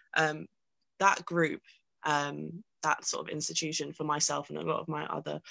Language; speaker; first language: English; native; English